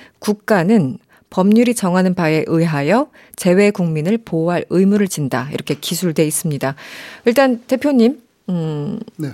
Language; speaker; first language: Korean; native; Korean